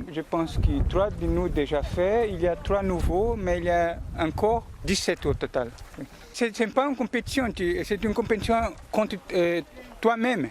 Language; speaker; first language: French; non-native, learner; Portuguese